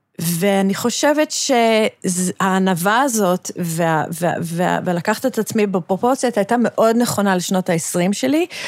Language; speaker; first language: Hebrew; early bilingual, other home language; English